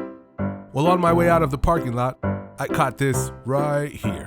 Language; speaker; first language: English; native; English